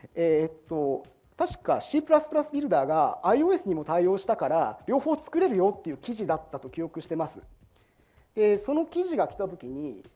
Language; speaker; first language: Japanese; native; Japanese